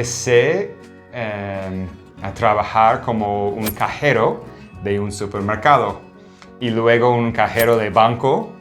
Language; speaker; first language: Spanish; non-native, fluent; English